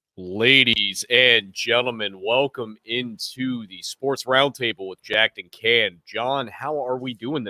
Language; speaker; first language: English; native; English